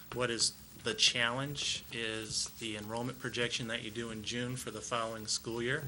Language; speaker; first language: English; native; English